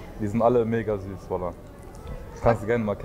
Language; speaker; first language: German; early bilingual, other home language; Arabic